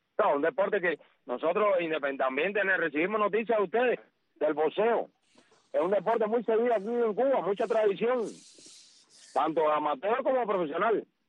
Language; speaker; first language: Spanish; native; Spanish